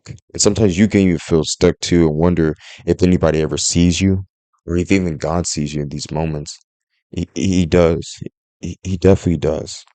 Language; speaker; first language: English; native; English